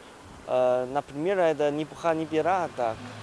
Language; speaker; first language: Russian; non-native, learner; Chinese